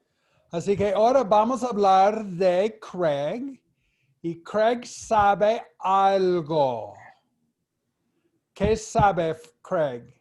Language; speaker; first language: Spanish; non-native, fluent; English